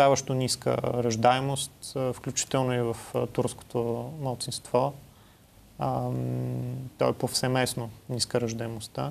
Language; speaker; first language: Bulgarian; native; Bulgarian